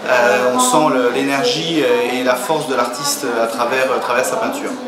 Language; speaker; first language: French; native; French